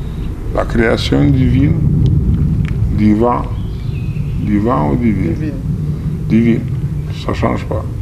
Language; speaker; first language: French; non-native, fluent; Romanian